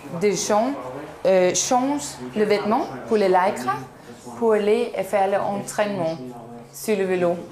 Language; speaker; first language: French; non-native, learner; Danish